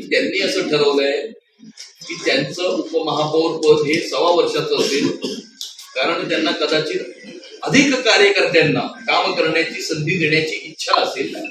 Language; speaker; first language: Marathi; native; Marathi